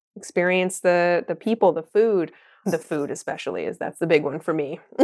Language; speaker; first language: English; native; English